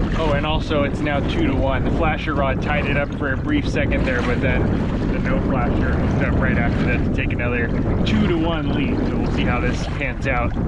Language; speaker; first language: English; native; English